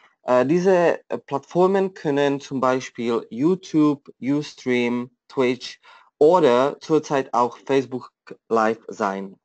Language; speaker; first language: German; non-native, fluent; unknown